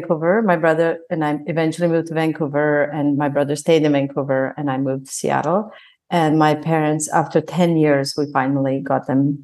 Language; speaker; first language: English; non-native, fluent; Bosnian